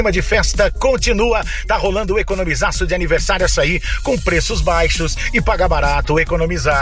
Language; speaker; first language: Portuguese; native; Portuguese